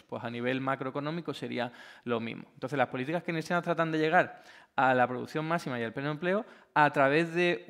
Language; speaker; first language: Spanish; native; Spanish